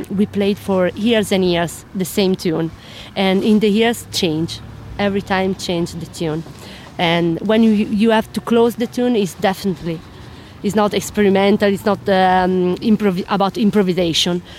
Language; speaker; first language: English; non-native, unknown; Italian